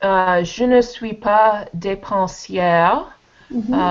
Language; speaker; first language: French; non-native, learner; English